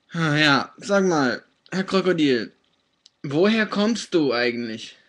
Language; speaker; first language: German; non-native, fluent; English